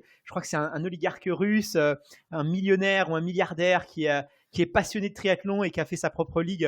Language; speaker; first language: French; native; French